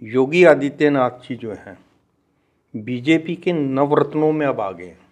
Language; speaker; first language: Hindi; native; Hindi